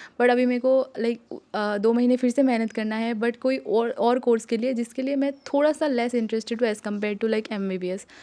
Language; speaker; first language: Hindi; non-native, local second language; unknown